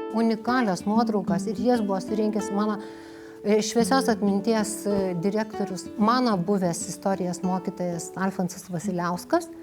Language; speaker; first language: Lithuanian; native; Lithuanian